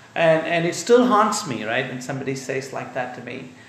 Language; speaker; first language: English; non-native, local second language; Tamil